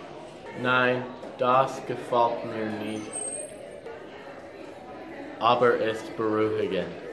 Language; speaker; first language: German; non-native, learner; English